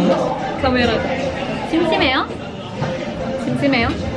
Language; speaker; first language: Korean; non-native, learner; Indonesian